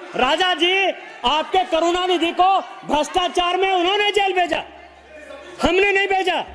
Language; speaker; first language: Hindi; native; Hindi